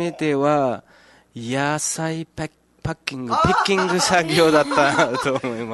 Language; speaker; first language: Japanese; non-native, fluent; Nepali